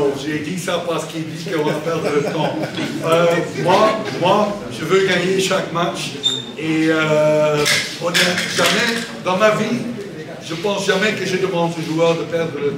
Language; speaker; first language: French; non-native, learner; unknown